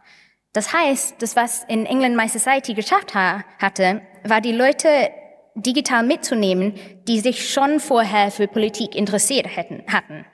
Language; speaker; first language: German; non-native, fluent; English